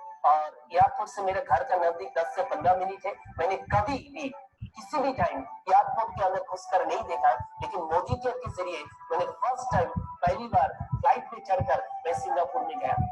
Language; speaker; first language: Hindi; non-native, local second language; Bangla